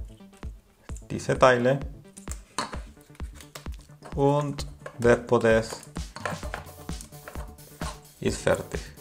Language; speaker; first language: German; non-native, learner; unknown